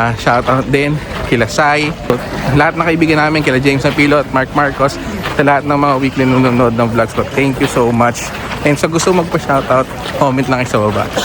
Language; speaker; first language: Filipino; native; Filipino